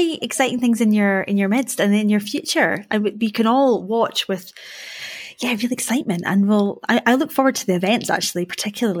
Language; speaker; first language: English; native; English